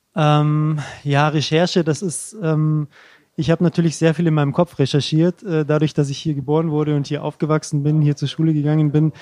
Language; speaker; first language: German; native; German